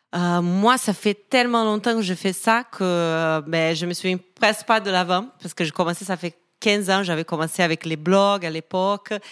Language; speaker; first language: French; non-native, fluent; Portuguese